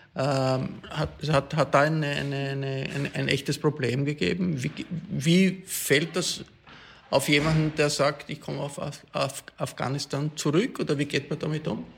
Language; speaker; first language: German; native; German